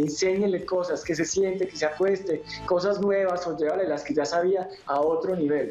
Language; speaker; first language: Spanish; native; Spanish